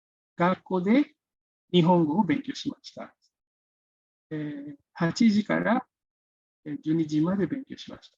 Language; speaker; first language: Japanese; non-native, fluent; Indonesian